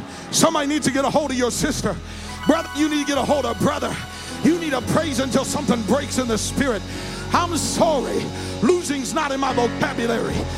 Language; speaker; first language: English; native; English